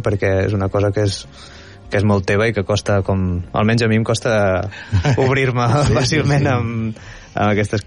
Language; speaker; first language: Catalan; native; Catalan